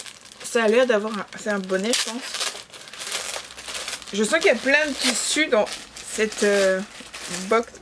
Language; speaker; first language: French; native; French